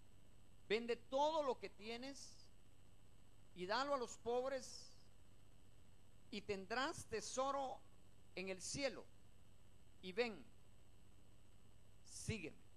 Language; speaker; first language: Spanish; native; Spanish